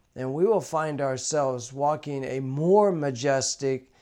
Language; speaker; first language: English; native; English